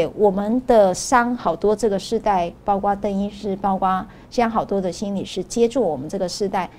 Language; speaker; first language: Chinese; non-native, local second language; Min Nan Chinese